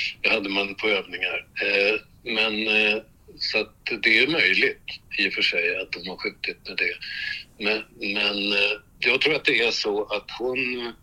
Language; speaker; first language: Swedish; native; Swedish